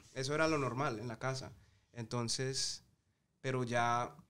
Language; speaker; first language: Spanish; early bilingual, heritage; Spanish